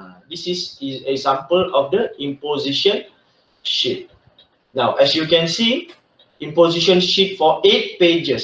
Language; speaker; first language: English; non-native, local second language; Malay